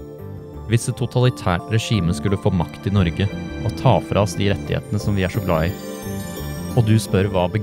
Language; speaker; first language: Norwegian; native; Norwegian